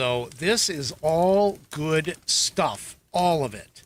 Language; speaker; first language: English; native; English